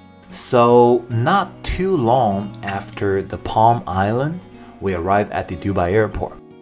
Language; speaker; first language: English; non-native, fluent; Chinese